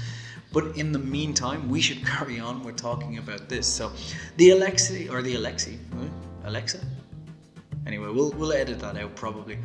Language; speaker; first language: English; native; English